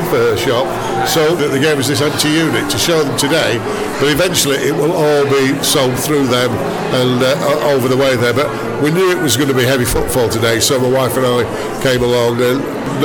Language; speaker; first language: English; native; English